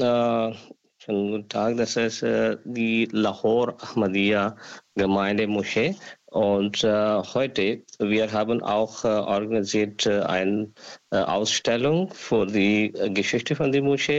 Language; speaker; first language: German; non-native, learner; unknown